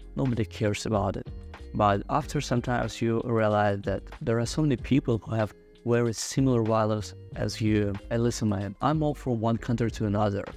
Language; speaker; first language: English; non-native, fluent; Russian